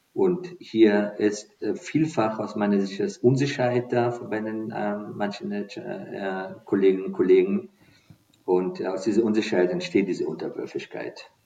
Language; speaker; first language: German; non-native, fluent; Persian